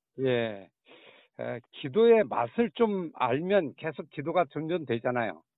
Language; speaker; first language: Korean; native; Korean